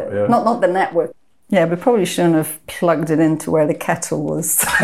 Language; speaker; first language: English; non-native, fluent; Persian